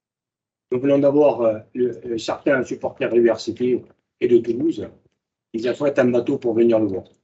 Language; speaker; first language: French; native; French